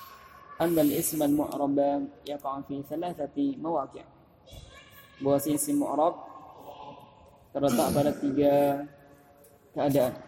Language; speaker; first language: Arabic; non-native, fluent; Indonesian